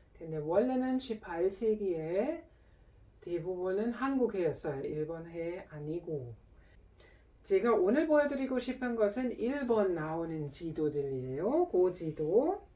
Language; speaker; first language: Korean; non-native, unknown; German